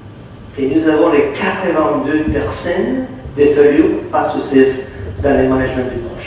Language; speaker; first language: French; non-native, fluent; Catalan